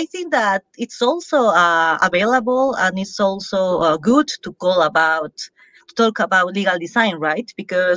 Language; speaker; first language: English; non-native, fluent; Spanish